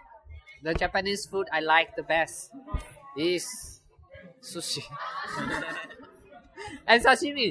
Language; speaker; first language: English; non-native, fluent; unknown